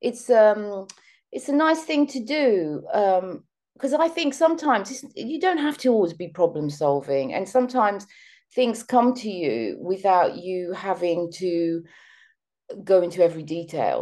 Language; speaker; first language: English; early bilingual, other home language; Seselwa Creole French